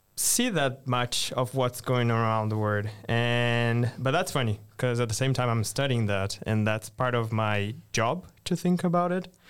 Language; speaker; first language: English; non-native, fluent; Portuguese